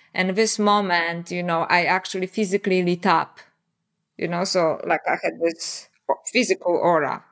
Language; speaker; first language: English; non-native, fluent; Polish